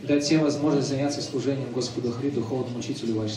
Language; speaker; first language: Russian; native; Russian